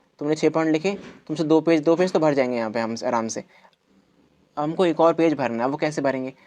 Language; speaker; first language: Hindi; native; Hindi